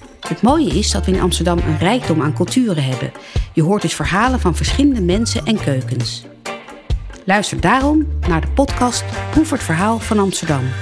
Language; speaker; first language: Dutch; native; Dutch